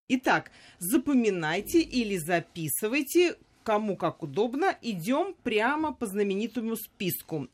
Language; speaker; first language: Russian; native; Russian